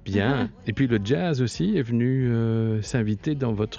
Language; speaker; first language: French; native; French